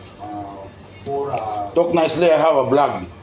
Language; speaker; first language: English; non-native, learner; Filipino